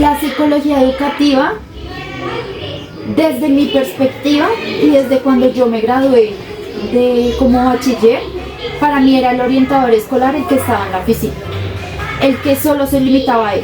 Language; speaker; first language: Spanish; native; Spanish